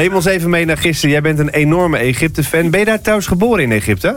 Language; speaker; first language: Dutch; native; Dutch